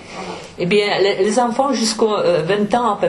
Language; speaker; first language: French; non-native, fluent; Czech